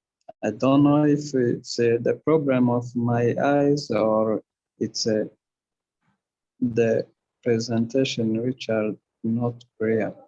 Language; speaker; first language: English; non-native, learner; Kinyarwanda